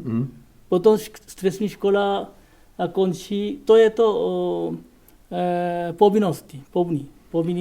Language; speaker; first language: Czech; non-native, learner; Korean